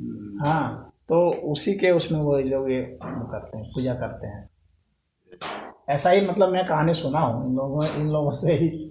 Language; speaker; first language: Hindi; native; Hindi